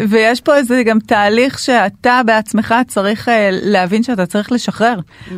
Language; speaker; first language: Hebrew; native; Hebrew